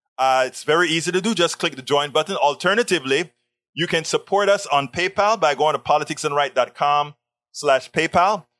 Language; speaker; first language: English; non-native, fluent; Spanish